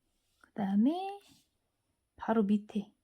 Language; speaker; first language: Korean; native; Korean